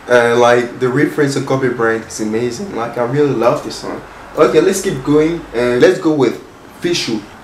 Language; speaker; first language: English; early bilingual, other home language; French